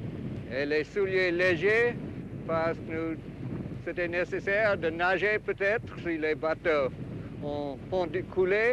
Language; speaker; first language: French; non-native, fluent; English